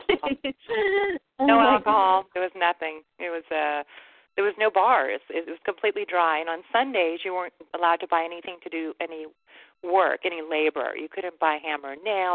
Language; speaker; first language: English; native; English